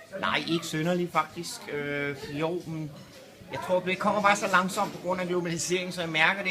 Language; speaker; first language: Danish; native; Danish